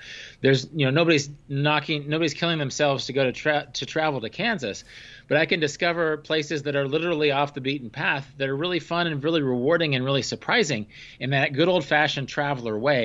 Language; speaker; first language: English; native; English